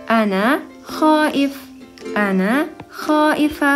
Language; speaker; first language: Arabic; non-native, fluent; Turkish